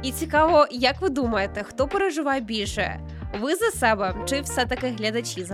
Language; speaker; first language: Ukrainian; native; Ukrainian